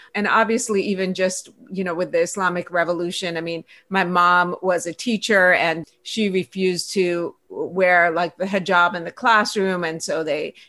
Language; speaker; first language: English; early bilingual, other home language; Persian